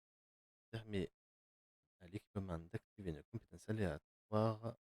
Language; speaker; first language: French; native; French